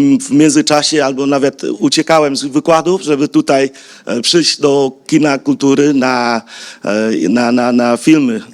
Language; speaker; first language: Polish; non-native, fluent; Vietnamese